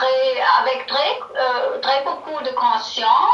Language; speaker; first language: French; non-native, learner; German